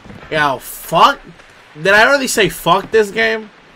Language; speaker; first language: English; early bilingual, other home language; Spanish